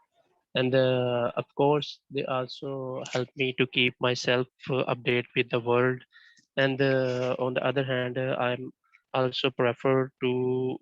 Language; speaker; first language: English; non-native, learner; Bangla